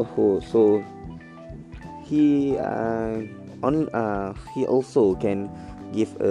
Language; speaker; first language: English; non-native, learner; Malay